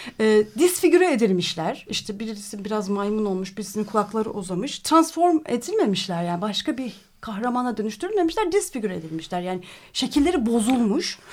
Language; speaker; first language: Turkish; native; Turkish